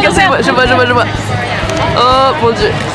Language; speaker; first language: French; native; French